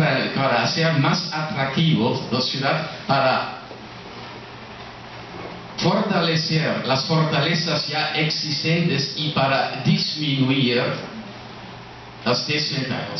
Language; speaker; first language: Spanish; non-native, fluent; German